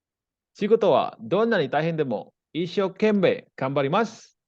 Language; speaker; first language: Japanese; non-native, fluent; Indonesian